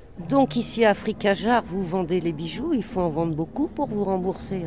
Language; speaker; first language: French; native; French